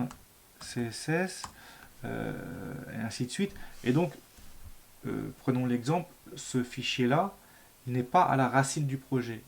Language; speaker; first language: French; native; French